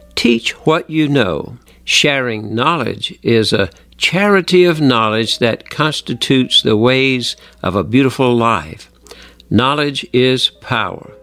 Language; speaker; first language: English; native; English